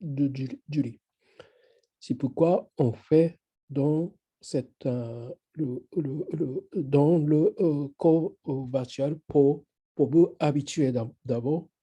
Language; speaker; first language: French; non-native, fluent; Japanese